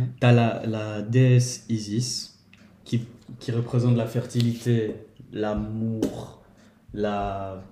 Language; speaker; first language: French; early bilingual, other home language; Portuguese